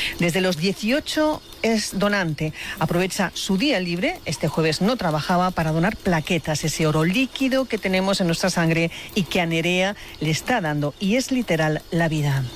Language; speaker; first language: Spanish; native; Spanish